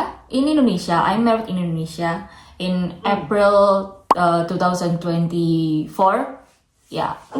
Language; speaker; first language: English; non-native, learner; Indonesian